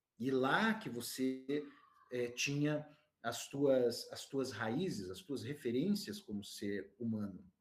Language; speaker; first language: Portuguese; native; Portuguese